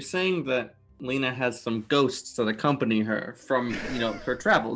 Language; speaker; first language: English; native; English